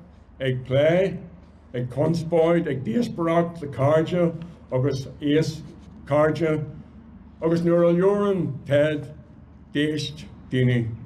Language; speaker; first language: Irish; non-native, local second language; English